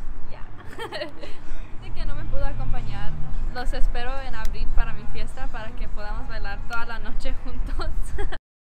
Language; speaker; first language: Spanish; early bilingual, heritage; Spanish